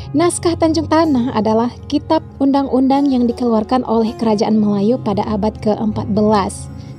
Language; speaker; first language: Indonesian; native; Indonesian